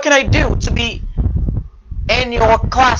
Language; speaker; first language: English; non-native, fluent; Haitian Creole